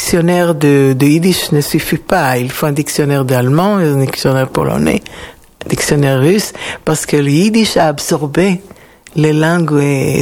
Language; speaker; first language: French; non-native, fluent; Hebrew